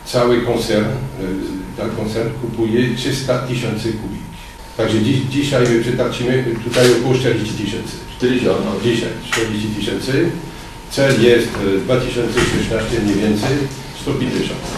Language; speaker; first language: Polish; non-native, learner; French